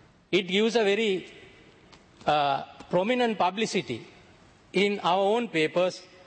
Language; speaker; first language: English; non-native, local second language; Sinhala